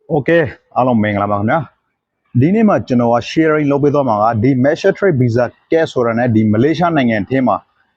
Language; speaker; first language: Burmese; non-native, local second language; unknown